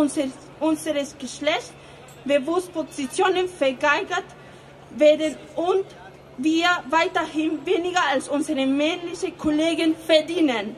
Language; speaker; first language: German; non-native, fluent; Spanish